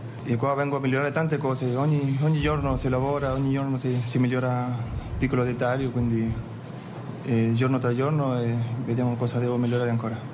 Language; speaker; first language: Italian; non-native, learner; Spanish